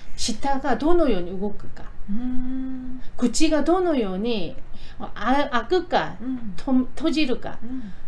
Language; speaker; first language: Japanese; non-native, fluent; Korean